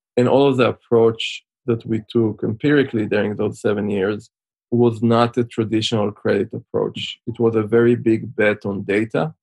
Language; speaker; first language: English; non-native, fluent; Hebrew